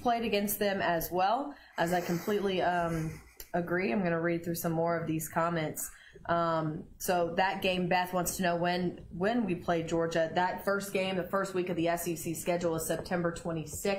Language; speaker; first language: English; native; English